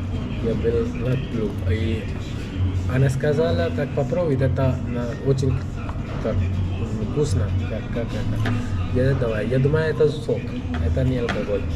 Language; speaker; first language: Russian; non-native, learner; Hindi